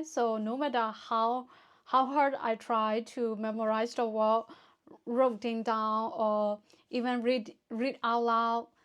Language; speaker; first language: English; non-native, fluent; Burmese